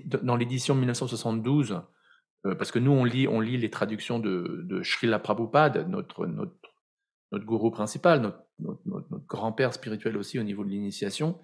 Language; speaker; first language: French; native; French